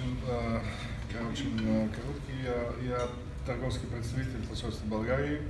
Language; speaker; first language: Russian; non-native, learner; Bulgarian